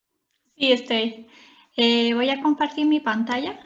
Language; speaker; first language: Spanish; non-native, fluent; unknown